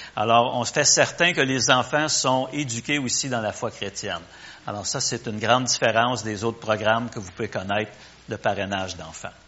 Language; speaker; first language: French; native; French